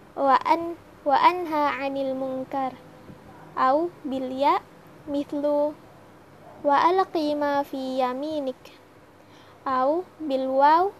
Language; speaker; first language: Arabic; non-native, learner; Indonesian